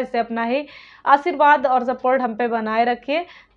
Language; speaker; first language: Hindi; native; Hindi